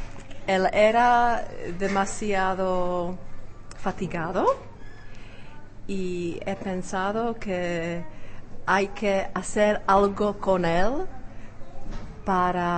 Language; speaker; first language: Spanish; non-native, fluent; Czech